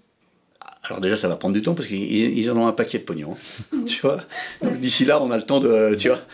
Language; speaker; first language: French; native; French